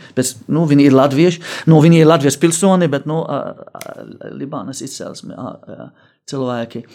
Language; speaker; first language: Latvian; non-native, fluent; Arabic